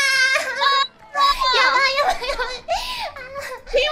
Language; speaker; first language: Japanese; native; Japanese